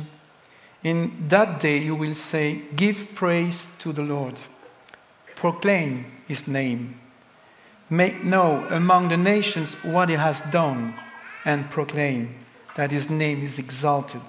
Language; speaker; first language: English; non-native, fluent; French